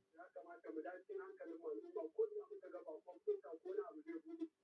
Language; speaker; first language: Hausa; non-native, local second language; Fula